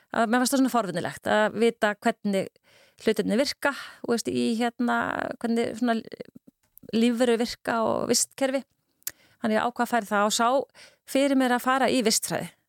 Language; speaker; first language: Icelandic; native; Icelandic